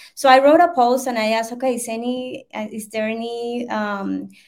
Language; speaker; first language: English; non-native, fluent; Spanish